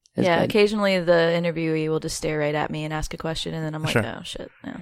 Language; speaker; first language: English; native; English